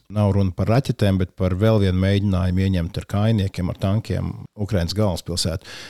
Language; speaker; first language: Latvian; native; Latvian